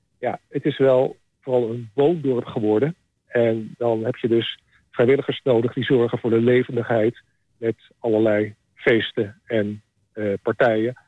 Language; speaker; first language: Dutch; native; Dutch